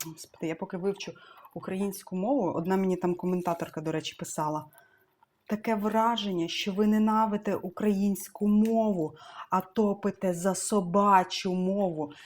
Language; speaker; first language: Ukrainian; non-native, local second language; Russian